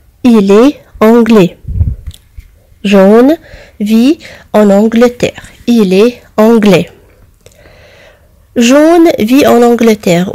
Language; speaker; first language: French; non-native, fluent; Arabic